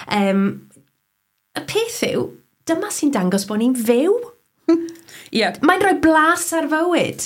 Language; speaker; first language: Welsh; native; Welsh